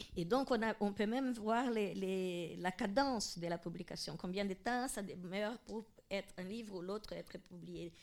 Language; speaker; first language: French; non-native, fluent; Portuguese